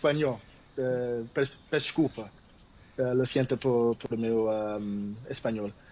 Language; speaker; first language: Spanish; non-native, learner; Portuguese